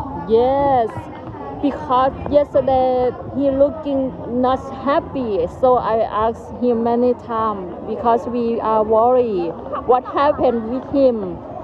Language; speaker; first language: English; non-native, learner; Thai